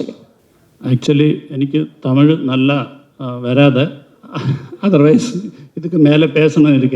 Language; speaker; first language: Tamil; non-native, learner; Malayalam